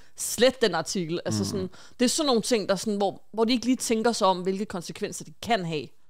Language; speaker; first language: Danish; native; Danish